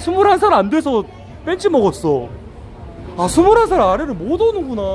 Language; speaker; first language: Korean; native; Korean